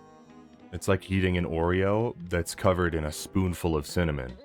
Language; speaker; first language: English; native; English